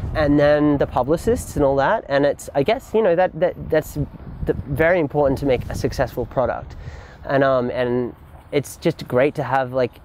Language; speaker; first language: English; native; English